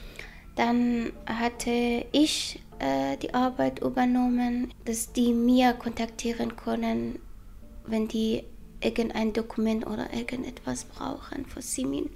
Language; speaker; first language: German; non-native, learner; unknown